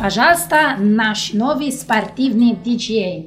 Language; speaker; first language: Russian; non-native, learner; Italian